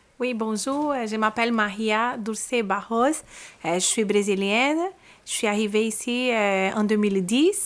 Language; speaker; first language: French; non-native, learner; Portuguese